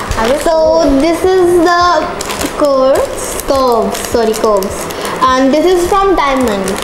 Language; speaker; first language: English; non-native, local second language; Hindi